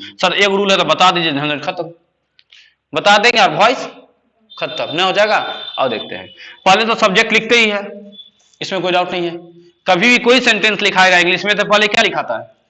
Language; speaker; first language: Hindi; native; Hindi